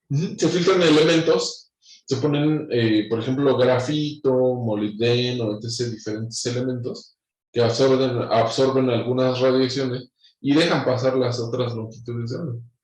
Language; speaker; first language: Spanish; native; Spanish